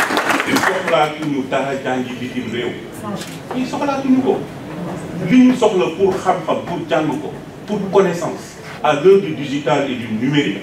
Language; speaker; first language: French; non-native, local second language; Wolof